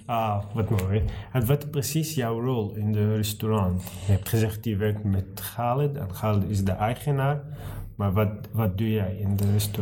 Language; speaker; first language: Dutch; non-native, learner; Arabic